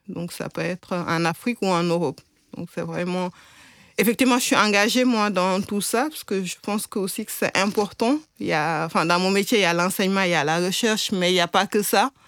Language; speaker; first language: French; non-native, local second language; Wolof